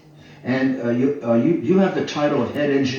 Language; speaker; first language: English; native; English